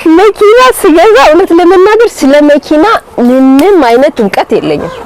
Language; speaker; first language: Amharic; native; Amharic